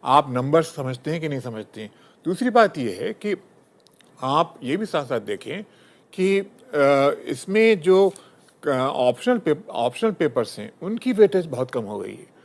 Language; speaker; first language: Hindi; native; Hindi